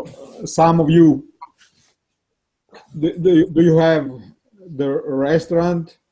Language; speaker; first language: English; non-native, learner; Italian